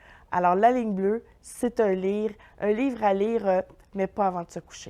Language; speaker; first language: French; native; French